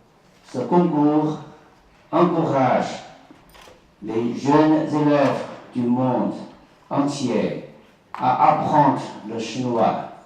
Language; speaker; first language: French; non-native, fluent; Chinese